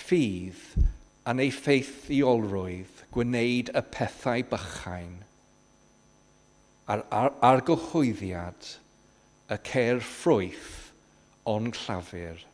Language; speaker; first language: Welsh; non-native, fluent; English